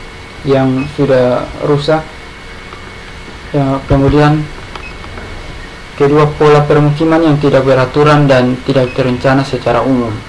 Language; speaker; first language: Indonesian; native; Indonesian